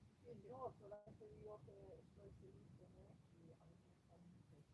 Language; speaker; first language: Spanish; non-native, fluent; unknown